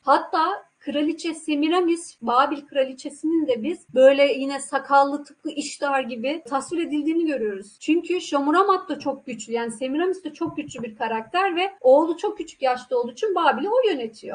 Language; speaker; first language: Turkish; native; Turkish